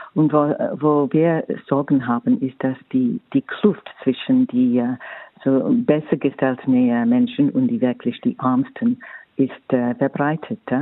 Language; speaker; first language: German; non-native, fluent; English